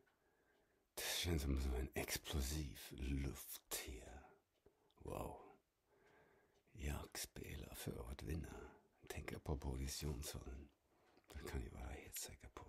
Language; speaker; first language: Swedish; non-native, fluent; German